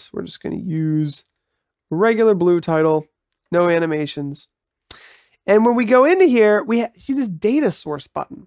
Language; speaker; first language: English; native; English